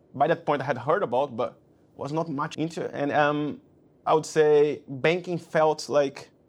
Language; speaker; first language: English; non-native, fluent; Portuguese